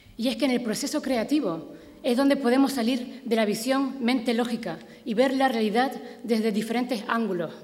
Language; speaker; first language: Spanish; native; Spanish